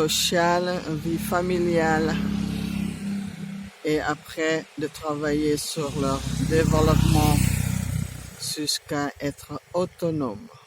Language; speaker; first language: French; non-native, learner; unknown